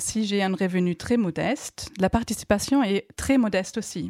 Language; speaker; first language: French; non-native, fluent; German